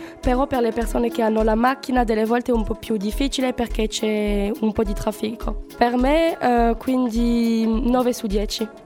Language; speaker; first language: Italian; non-native, learner; French